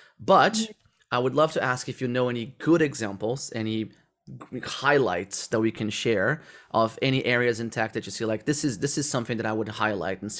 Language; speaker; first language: English; non-native, fluent; Portuguese